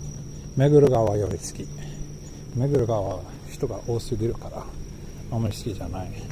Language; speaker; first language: Japanese; non-native, learner; Swedish